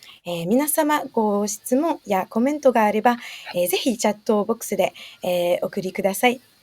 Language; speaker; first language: Japanese; non-native, fluent; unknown